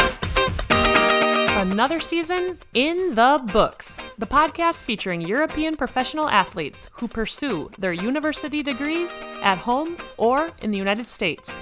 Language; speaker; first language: English; native; English